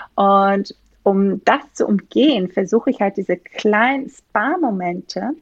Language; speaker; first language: German; non-native, fluent; Greek